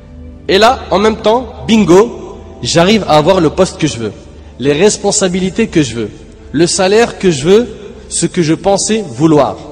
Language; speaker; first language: French; native; French